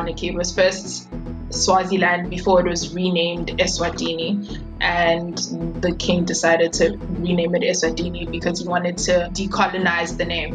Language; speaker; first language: English; non-native, local second language; Swati